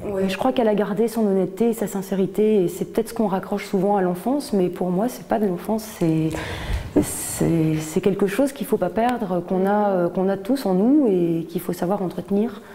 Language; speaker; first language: French; native; French